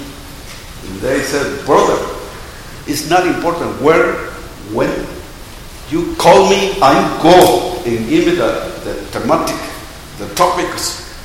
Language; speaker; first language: English; non-native, learner; Spanish